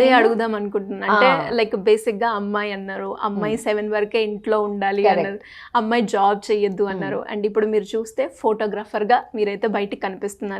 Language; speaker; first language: Telugu; native; Telugu